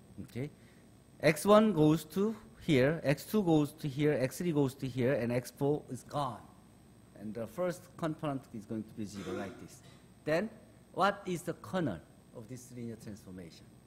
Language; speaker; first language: English; non-native, fluent; Korean